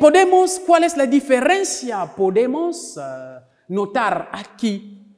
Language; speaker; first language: Spanish; non-native, local second language; French